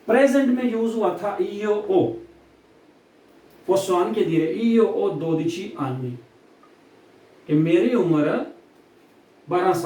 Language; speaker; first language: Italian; non-native, fluent; Urdu